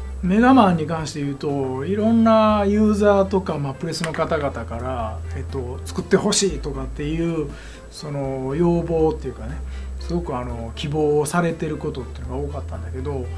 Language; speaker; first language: Japanese; native; Japanese